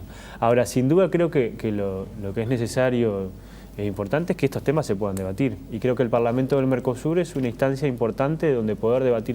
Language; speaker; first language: Spanish; native; Spanish